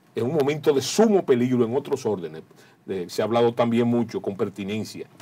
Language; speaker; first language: Spanish; native; Spanish